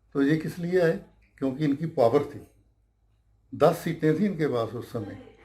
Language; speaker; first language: Hindi; non-native, local second language; Punjabi